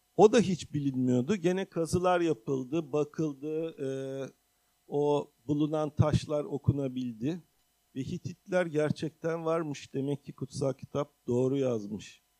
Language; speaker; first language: Turkish; native; Turkish